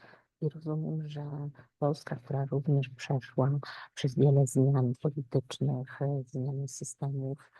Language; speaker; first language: Polish; non-native, fluent; Spanish